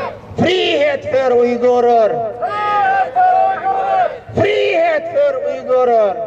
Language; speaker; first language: Swedish; non-native, learner; Uyghur